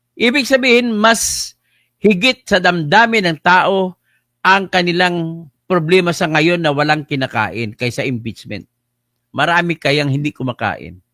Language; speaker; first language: Filipino; non-native, local second language; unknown